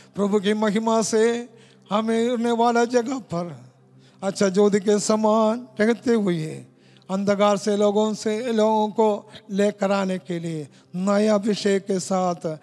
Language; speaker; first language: Hindi; non-native, local second language; Malayalam